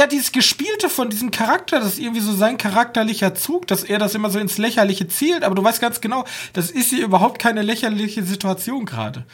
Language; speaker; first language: German; native; German